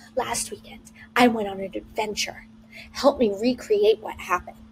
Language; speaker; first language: English; native; English